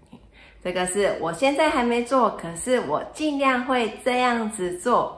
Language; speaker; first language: Chinese; non-native, fluent; Japanese